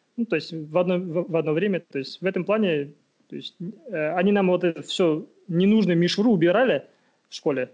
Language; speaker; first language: Russian; non-native, local second language; Kazakh